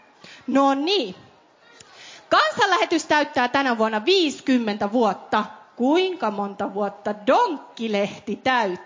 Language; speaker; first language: Finnish; native; Finnish